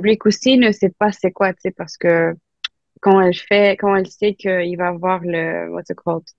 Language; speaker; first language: French; non-native, local second language; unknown